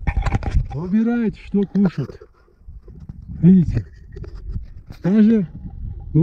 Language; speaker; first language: Russian; non-native, fluent; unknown